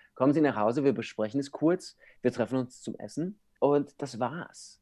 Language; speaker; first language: German; non-native, fluent; English